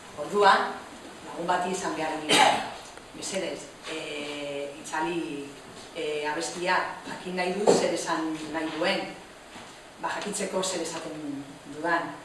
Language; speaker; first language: Basque; non-native, local second language; Spanish